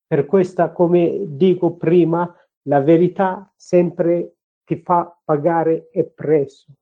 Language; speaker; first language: Italian; non-native, learner; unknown